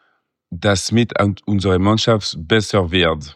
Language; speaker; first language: German; non-native, local second language; French